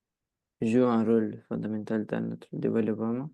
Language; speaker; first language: French; non-native, learner; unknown